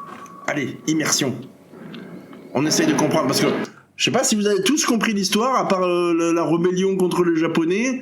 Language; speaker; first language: French; native; French